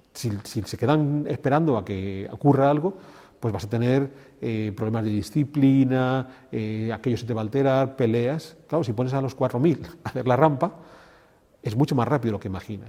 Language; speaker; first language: Spanish; native; Spanish